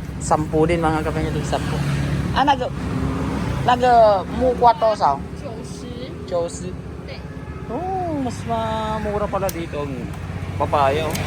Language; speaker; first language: Chinese; non-native, learner; Filipino